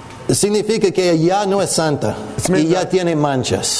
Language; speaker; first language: Spanish; non-native, learner; English